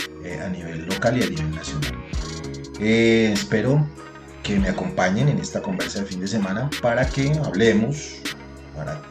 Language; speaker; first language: Spanish; native; Spanish